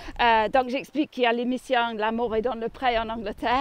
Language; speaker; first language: French; non-native, fluent; English